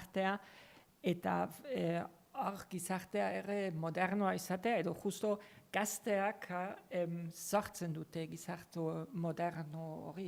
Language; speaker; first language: Basque; non-native, fluent; German